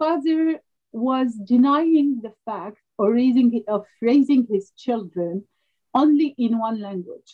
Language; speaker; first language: English; non-native, fluent; French